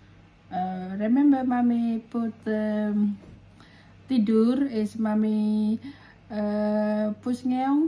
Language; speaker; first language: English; non-native, fluent; Indonesian